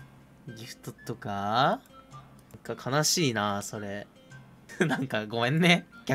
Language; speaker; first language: Japanese; native; Japanese